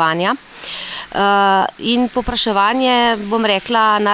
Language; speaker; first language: Slovenian; native; Slovenian